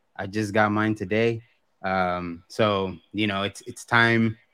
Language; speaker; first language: English; early bilingual, other home language; Spanish